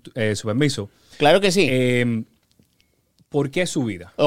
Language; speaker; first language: Spanish; early bilingual, heritage; Spanish